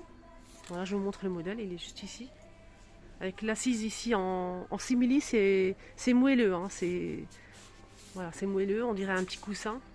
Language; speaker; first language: French; native; French